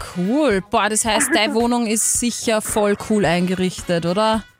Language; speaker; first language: German; native; German